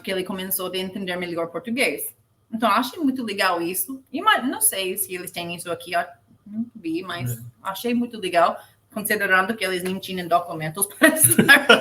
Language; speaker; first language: Portuguese; non-native, learner; English